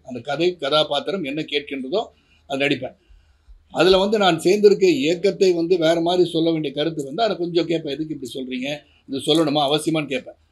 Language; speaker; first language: Tamil; native; Tamil